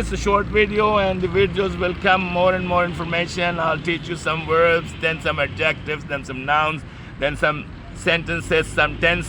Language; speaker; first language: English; non-native, fluent; Urdu